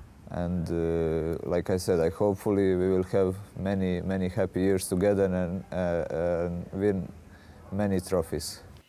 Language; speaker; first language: English; non-native, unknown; Croatian